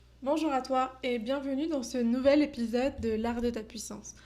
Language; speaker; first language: French; native; French